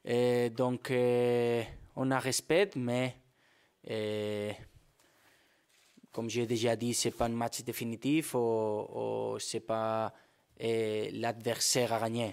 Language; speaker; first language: French; non-native, fluent; Spanish